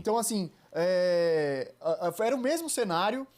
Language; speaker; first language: Portuguese; native; Portuguese